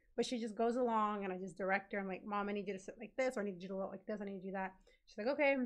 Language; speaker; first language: English; native; English